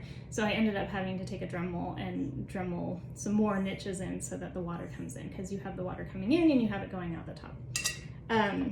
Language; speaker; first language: English; native; English